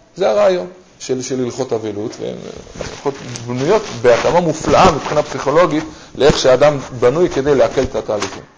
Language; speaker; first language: Hebrew; native; Hebrew